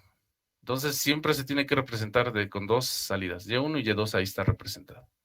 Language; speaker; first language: Spanish; native; Spanish